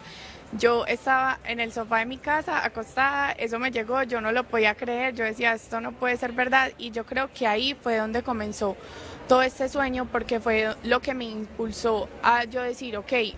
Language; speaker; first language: Spanish; native; Spanish